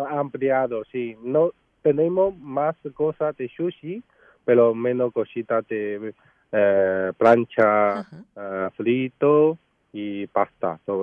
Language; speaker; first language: Spanish; non-native, learner; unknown